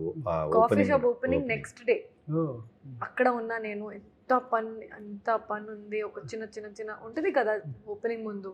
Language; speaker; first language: Telugu; non-native, fluent; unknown